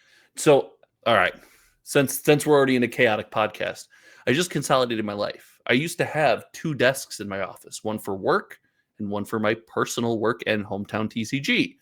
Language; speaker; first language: English; native; English